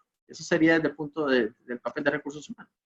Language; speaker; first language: Spanish; native; Spanish